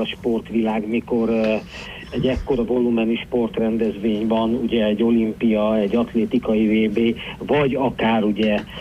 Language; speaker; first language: Hungarian; native; Hungarian